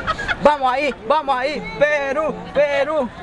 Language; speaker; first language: Spanish; native; Spanish